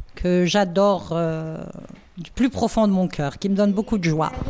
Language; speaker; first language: French; non-native, local second language; Arabic